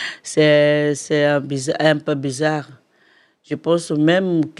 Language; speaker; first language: French; non-native, learner; Portuguese